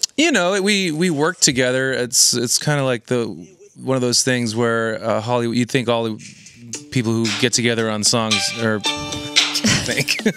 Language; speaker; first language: English; native; English